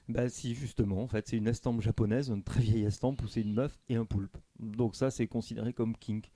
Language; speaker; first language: French; native; French